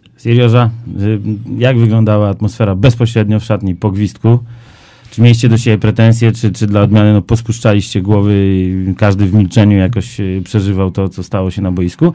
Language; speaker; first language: Polish; native; Polish